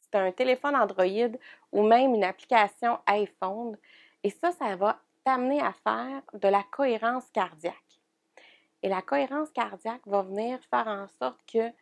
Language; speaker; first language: French; native; French